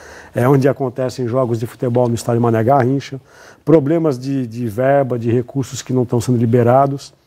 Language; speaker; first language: Portuguese; native; Portuguese